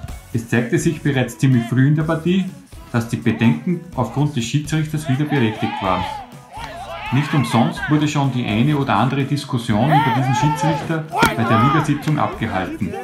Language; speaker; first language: German; native; German